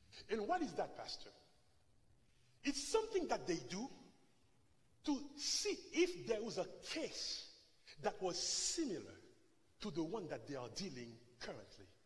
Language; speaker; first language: English; non-native, fluent; Haitian Creole